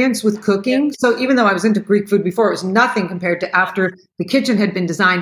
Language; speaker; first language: English; native; English